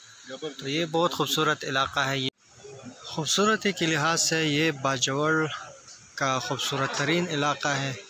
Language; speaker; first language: Hindi; non-native, local second language; Pashto